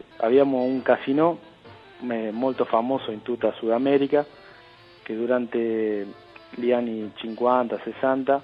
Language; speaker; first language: Italian; early bilingual, heritage; Spanish